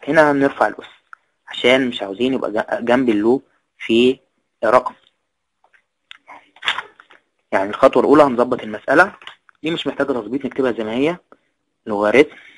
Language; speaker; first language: Arabic; native; Arabic